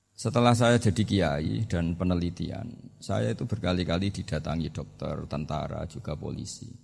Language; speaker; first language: Indonesian; non-native, local second language; Javanese